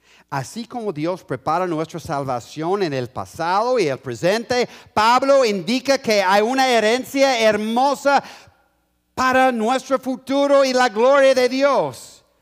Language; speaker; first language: Spanish; non-native, fluent; English